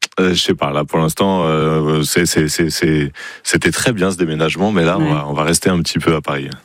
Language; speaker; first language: French; native; French